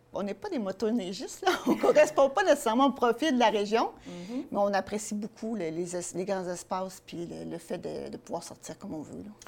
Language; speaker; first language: French; native; French